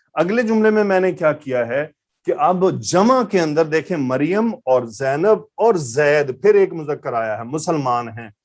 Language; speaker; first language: Urdu; native; Urdu